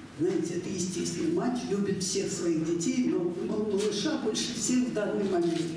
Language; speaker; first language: Russian; native; Russian